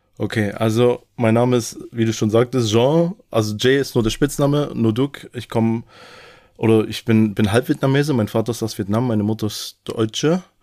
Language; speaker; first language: German; native; German